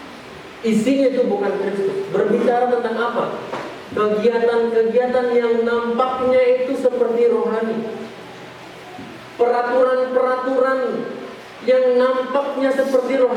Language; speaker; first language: Indonesian; native; Indonesian